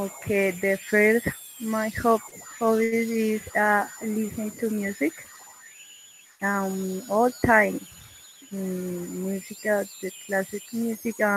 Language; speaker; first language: English; non-native, learner; Spanish